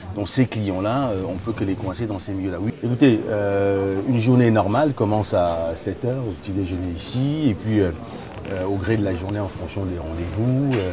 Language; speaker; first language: French; early bilingual, other home language; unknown